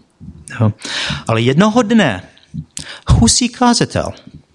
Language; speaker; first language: Czech; non-native, fluent; English